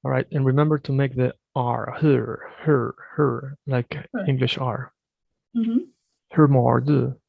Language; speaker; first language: English; non-native, fluent; Swedish